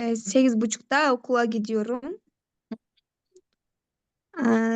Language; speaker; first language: Turkish; non-native, learner; Kyrgyz